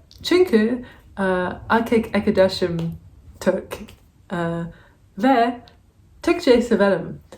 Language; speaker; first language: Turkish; non-native, learner; English